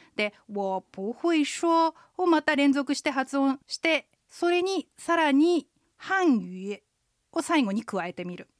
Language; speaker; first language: Japanese; native; Japanese